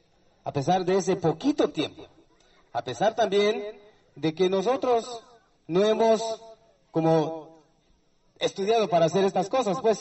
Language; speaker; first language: Spanish; non-native, local second language; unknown